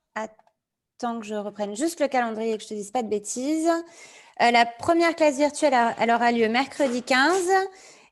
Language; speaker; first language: French; native; French